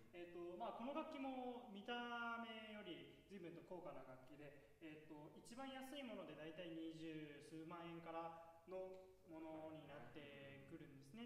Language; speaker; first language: Japanese; native; Japanese